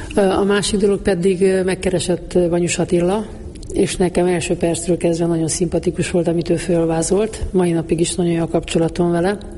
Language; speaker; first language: Hungarian; native; Hungarian